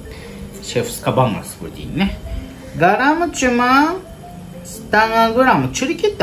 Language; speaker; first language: Indonesian; non-native, learner; Japanese